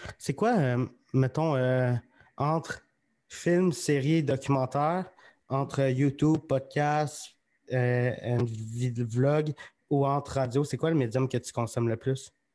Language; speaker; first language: French; native; French